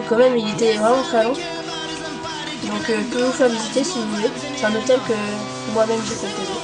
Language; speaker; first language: French; native; French